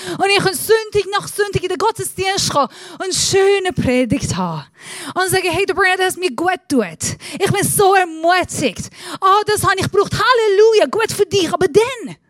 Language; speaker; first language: German; non-native, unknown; Persian